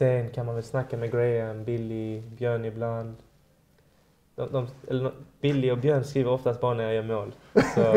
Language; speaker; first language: Swedish; early bilingual, other home language; Persian